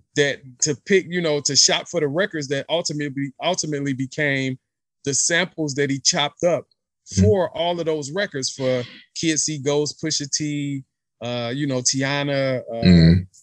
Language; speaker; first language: English; native; English